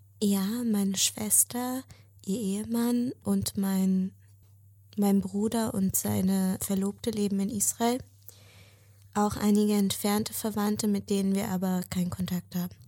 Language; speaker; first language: German; early bilingual, other home language; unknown